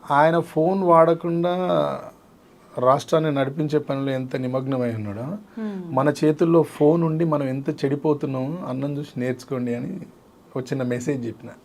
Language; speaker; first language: Telugu; native; Telugu